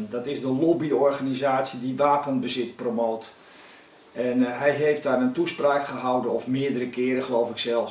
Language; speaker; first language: Dutch; native; Dutch